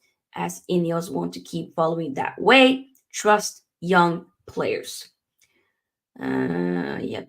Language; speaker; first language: English; native; English